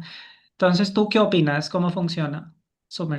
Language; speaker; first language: Spanish; non-native, fluent; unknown